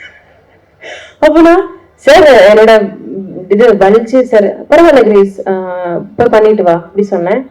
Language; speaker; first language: Tamil; non-native, learner; Malayalam